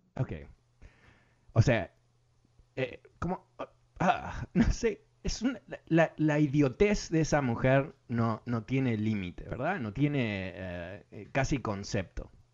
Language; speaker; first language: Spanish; early bilingual, other home language; English